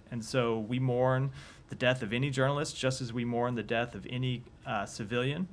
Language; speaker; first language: English; native; English